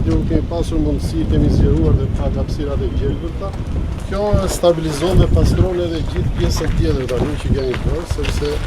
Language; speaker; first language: Albanian; native; Albanian